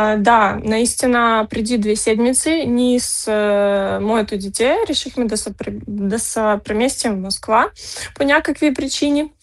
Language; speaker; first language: Bulgarian; early bilingual, heritage; Bulgarian